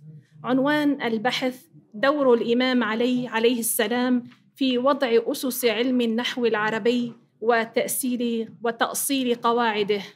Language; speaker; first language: Arabic; native; Arabic